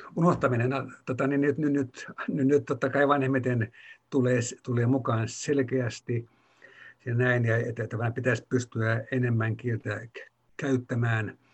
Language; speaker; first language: Finnish; native; Finnish